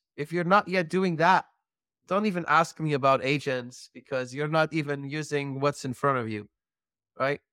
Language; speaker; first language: English; non-native, fluent; Dutch